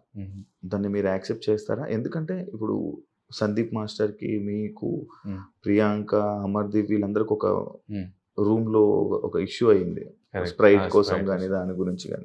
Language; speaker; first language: Telugu; native; Telugu